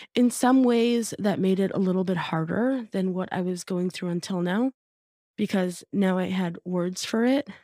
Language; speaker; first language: English; native; English